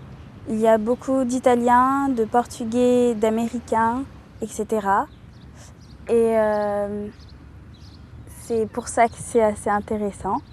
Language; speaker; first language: French; early bilingual, other home language; English